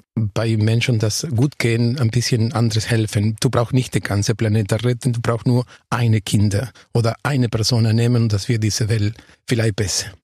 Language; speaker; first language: German; non-native, learner; Spanish